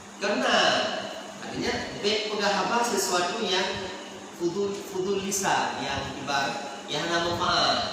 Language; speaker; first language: Malay; non-native, local second language; Achinese